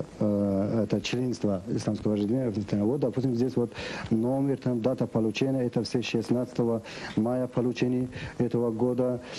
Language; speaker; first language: Russian; non-native, local second language; Tajik